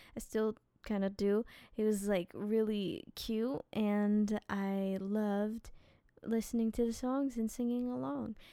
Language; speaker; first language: English; native; English